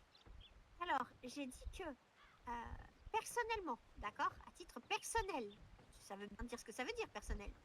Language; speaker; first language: French; native; French